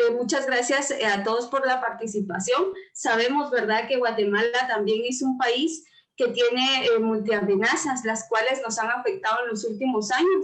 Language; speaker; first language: Spanish; native; Spanish